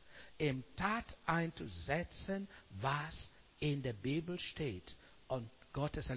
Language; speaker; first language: German; non-native, learner; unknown